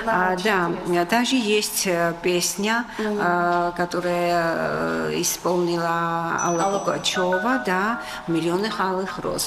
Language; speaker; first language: Russian; non-native, local second language; Georgian